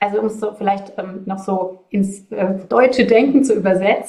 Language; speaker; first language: German; native; German